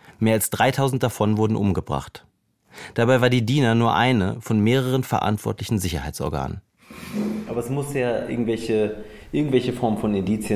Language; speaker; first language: German; native; German